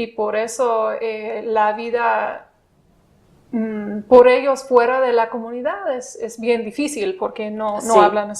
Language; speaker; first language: Spanish; non-native, fluent; English